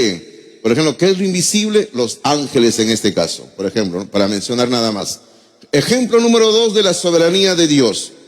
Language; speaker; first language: Spanish; native; Spanish